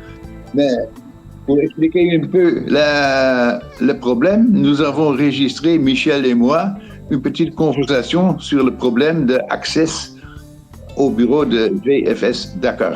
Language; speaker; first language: French; non-native, fluent; Dutch